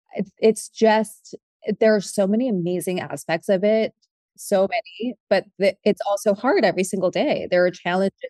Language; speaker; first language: English; native; English